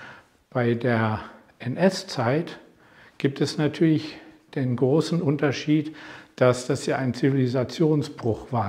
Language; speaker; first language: German; non-native, fluent; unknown